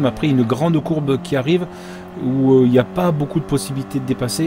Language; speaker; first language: French; native; French